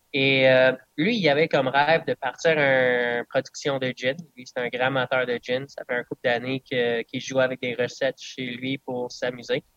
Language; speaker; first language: French; non-native, local second language; English